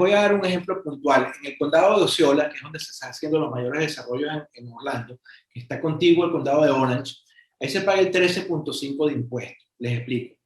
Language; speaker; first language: Spanish; native; Spanish